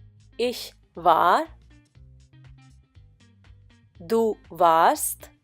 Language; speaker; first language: German; non-native, fluent; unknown